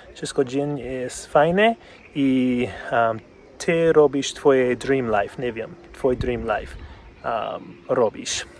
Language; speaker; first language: Polish; non-native, learner; English